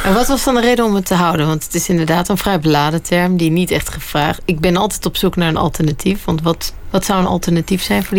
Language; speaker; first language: Dutch; native; Dutch